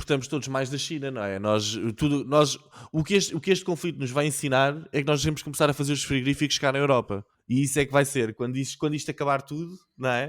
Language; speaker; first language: Portuguese; native; Portuguese